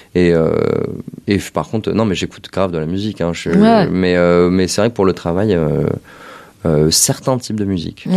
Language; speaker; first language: French; native; French